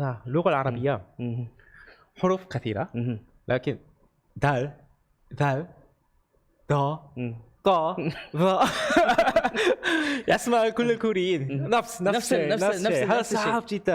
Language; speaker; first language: Arabic; non-native, learner; Korean